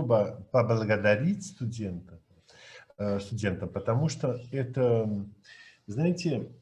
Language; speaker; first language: Russian; non-native, fluent; French